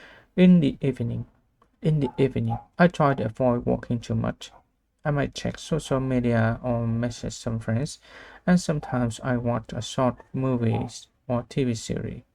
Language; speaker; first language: English; non-native, learner; Vietnamese